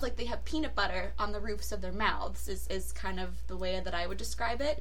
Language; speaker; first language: English; native; English